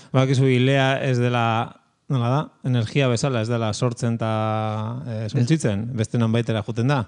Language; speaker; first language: Basque; native; Basque